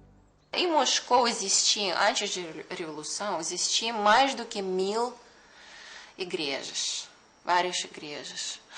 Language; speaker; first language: Portuguese; non-native, fluent; Russian